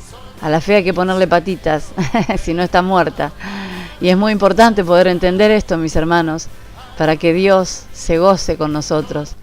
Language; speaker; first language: Spanish; native; Spanish